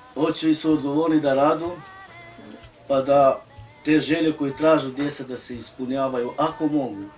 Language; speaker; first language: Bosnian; non-native, local second language; Romany